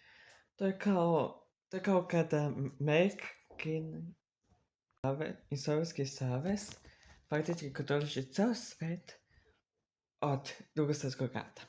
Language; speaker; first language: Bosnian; early bilingual, heritage; Serbian